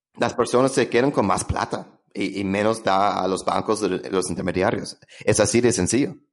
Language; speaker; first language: Spanish; non-native, fluent; English